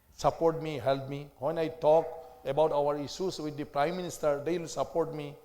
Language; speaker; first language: English; non-native, local second language; Assamese